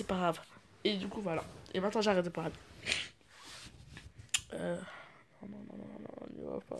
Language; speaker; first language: French; native; French